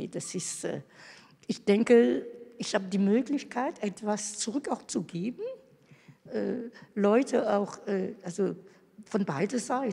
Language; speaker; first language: German; non-native, fluent; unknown